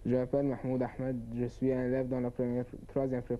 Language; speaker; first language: French; non-native, learner; Arabic